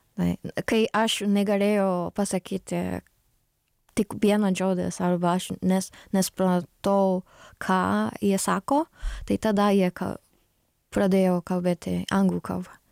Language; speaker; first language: Lithuanian; non-native, learner; Japanese